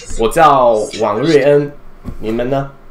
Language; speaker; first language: Chinese; non-native, fluent; English